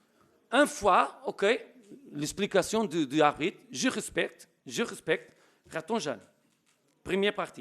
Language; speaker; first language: French; non-native, learner; Portuguese